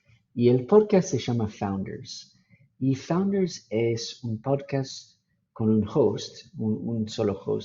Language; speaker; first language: Spanish; non-native, fluent; English